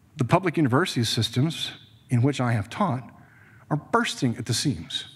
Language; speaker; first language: English; native; English